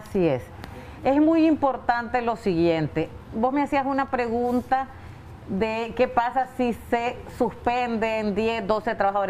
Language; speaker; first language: Spanish; native; Spanish